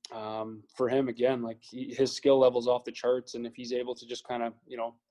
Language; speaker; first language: English; native; English